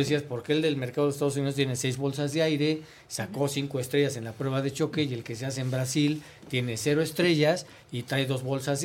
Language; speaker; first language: Spanish; native; Spanish